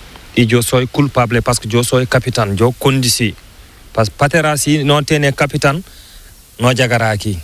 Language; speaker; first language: Spanish; non-native, learner; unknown